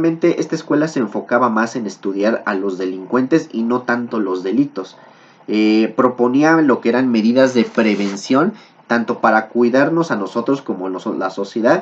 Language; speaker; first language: Spanish; native; Spanish